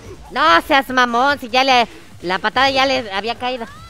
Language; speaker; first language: Spanish; native; Spanish